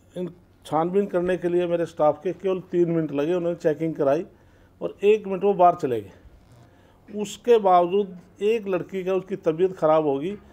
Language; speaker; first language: Hindi; native; Hindi